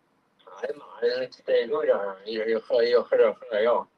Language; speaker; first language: Chinese; native; Chinese